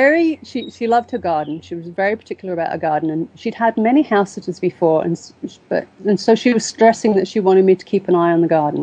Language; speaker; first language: English; native; English